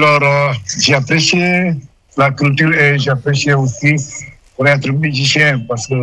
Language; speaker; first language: French; non-native, local second language; Wolof